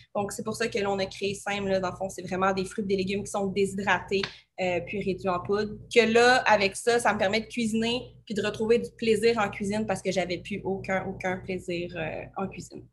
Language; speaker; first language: French; native; French